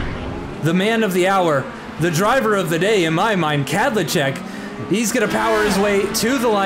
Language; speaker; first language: English; native; English